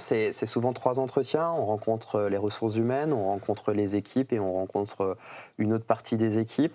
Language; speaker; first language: French; native; French